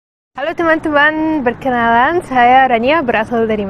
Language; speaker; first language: Indonesian; non-native, fluent; Arabic